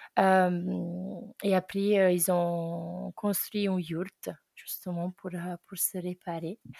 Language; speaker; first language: French; non-native, fluent; Italian